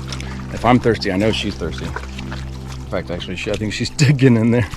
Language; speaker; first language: English; native; English